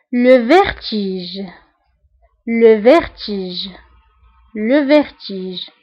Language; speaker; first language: French; non-native, local second language; Arabic